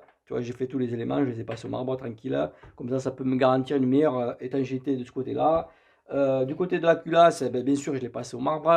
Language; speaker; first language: French; native; French